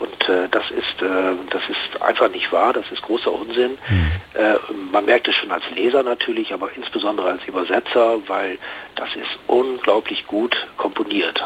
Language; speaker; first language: German; native; German